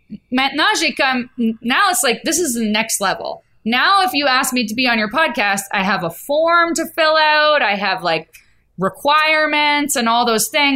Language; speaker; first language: English; native; English